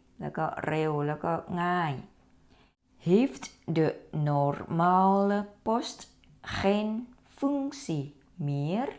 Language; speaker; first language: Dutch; non-native, fluent; Thai